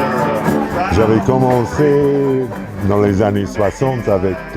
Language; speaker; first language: French; non-native, fluent; English